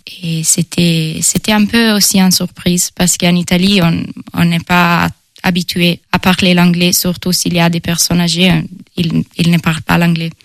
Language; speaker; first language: French; non-native, fluent; Italian